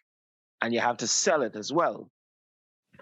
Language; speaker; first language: English; native; English